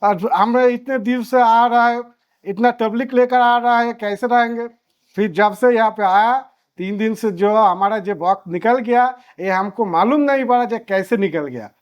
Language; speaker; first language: Hindi; non-native, local second language; Bangla